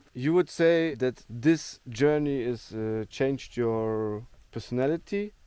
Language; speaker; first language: English; non-native, fluent; German